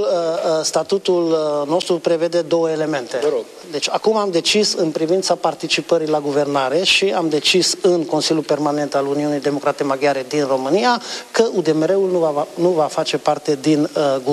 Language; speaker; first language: Romanian; non-native, local second language; Hungarian